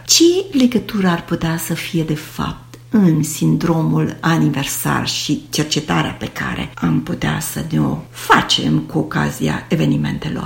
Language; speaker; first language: Romanian; native; Romanian